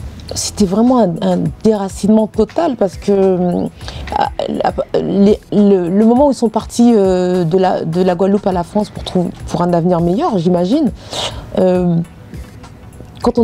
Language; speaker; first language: French; native; French